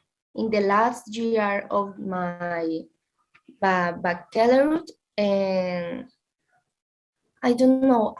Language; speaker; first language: English; non-native, learner; Spanish